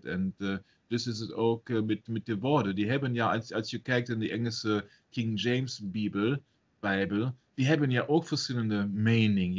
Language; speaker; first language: Dutch; non-native, fluent; German